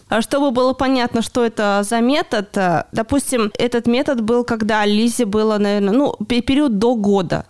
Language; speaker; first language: Russian; native; Russian